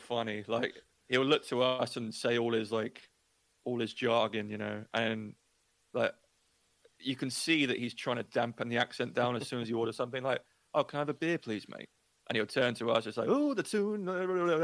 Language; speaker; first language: English; native; English